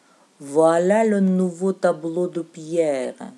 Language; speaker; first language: French; non-native, fluent; Russian